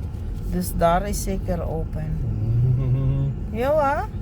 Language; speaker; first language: Dutch; non-native, learner; Filipino